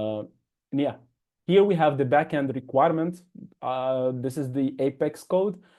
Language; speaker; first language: English; non-native, fluent; Arabic